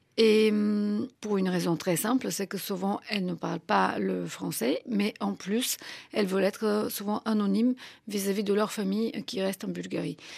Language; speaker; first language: French; non-native, fluent; Bulgarian